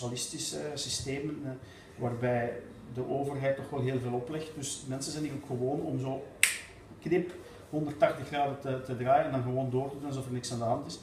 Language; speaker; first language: Dutch; native; Dutch